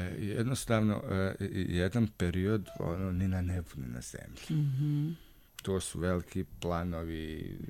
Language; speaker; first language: Serbian; native; Serbian